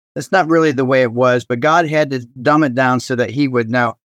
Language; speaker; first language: English; native; English